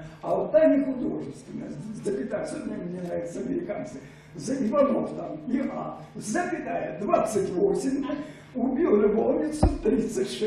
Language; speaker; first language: Russian; native; Russian